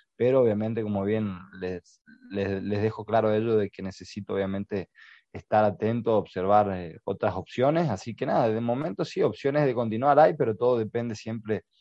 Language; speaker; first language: Spanish; native; Spanish